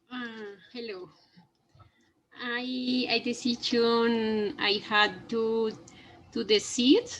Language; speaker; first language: English; non-native, learner; Spanish